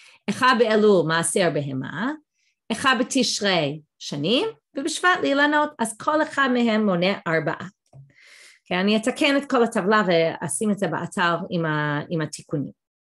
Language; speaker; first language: Hebrew; non-native, fluent; English